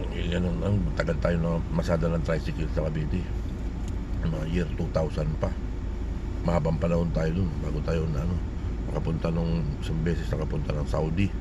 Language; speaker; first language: Filipino; native; Filipino